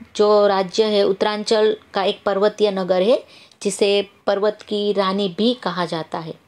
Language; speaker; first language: Hindi; non-native, local second language; Gujarati